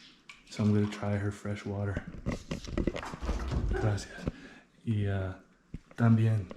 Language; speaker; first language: Spanish; non-native, learner; English